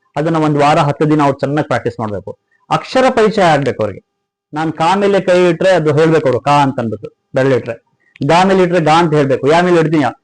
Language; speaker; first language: Kannada; non-native, local second language; Urdu